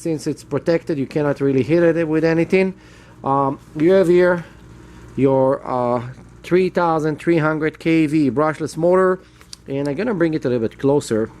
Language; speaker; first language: English; non-native, fluent; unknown